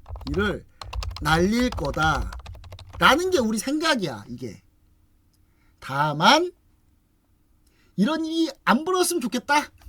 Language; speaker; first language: Korean; native; Korean